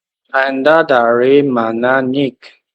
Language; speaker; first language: Indonesian; non-native, learner; Chinese